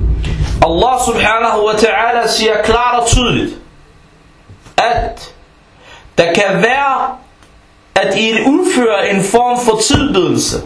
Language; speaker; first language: Danish; early bilingual, other home language; Arabic